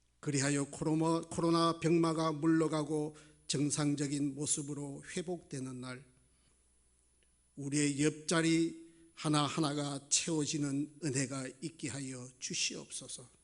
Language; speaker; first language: Korean; native; Korean